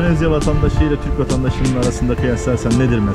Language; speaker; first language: Turkish; native; Turkish